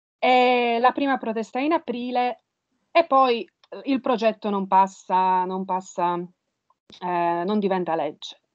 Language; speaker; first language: Italian; non-native, fluent; Polish